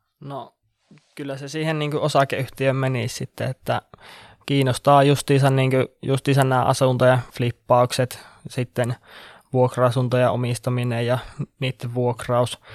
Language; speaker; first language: Finnish; native; Finnish